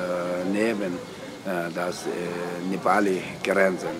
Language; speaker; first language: German; non-native, learner; Tibetan